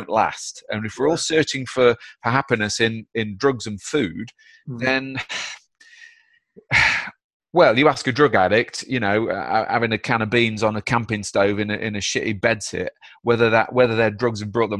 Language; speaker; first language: English; native; English